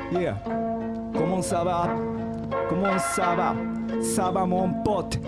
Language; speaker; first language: French; non-native, learner; Japanese